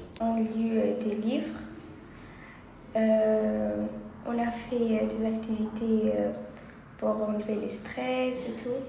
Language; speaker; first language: French; non-native, fluent; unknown